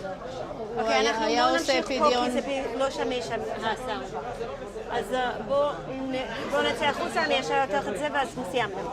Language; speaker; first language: Hebrew; native; Hebrew